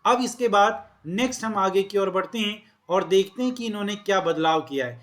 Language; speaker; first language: Hindi; native; Hindi